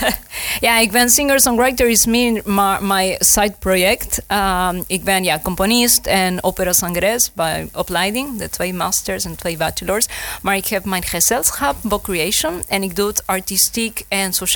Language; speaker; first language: Dutch; non-native, learner; Spanish